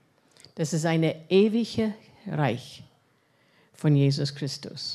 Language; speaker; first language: German; non-native, fluent; English